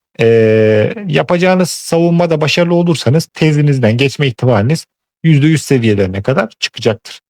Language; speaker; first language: Turkish; native; Turkish